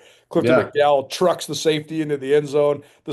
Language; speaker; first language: English; native; English